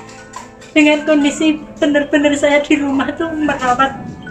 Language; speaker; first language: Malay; non-native, local second language; Javanese